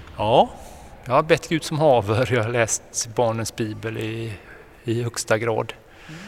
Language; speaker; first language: Swedish; native; Swedish